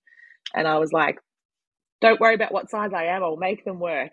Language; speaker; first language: English; native; English